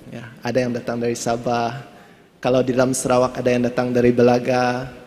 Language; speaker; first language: Malay; non-native, local second language; Iban